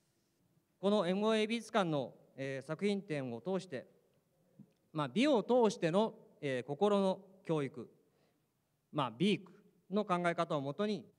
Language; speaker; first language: Japanese; native; Japanese